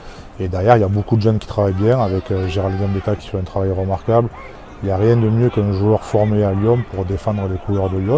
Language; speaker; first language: French; native; French